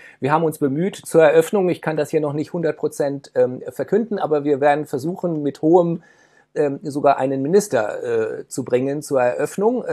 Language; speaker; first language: German; native; German